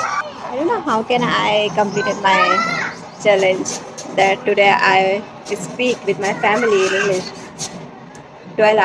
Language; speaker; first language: English; non-native, learner; Hindi